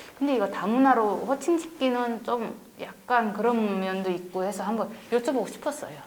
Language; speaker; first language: Korean; native; Korean